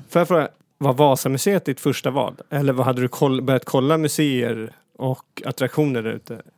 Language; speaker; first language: Swedish; native; Swedish